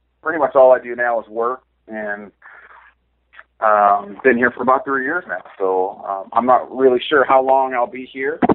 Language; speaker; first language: English; native; English